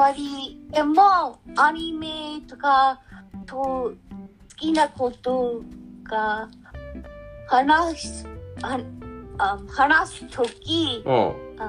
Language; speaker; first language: Japanese; non-native, learner; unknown